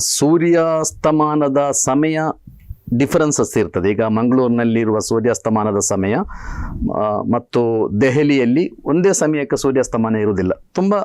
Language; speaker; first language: Kannada; non-native, local second language; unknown